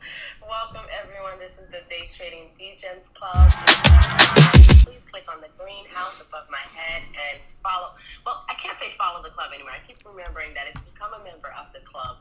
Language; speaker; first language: English; native; English